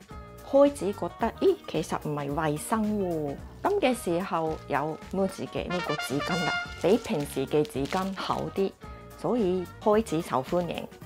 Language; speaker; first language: Cantonese; non-native, fluent; Japanese